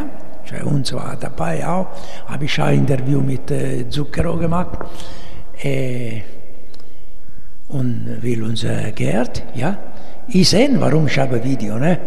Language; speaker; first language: German; non-native, fluent; Italian